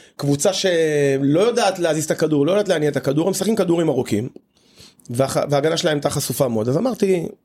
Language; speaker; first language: Hebrew; native; Hebrew